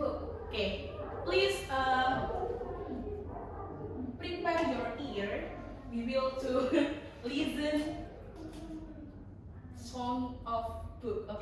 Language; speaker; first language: English; non-native, learner; Indonesian